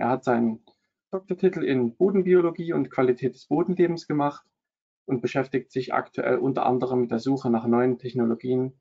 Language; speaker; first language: German; native; German